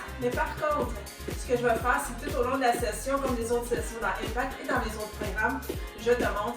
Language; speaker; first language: French; native; French